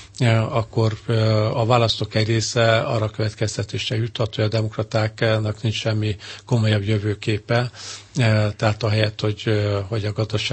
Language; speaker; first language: Hungarian; native; Hungarian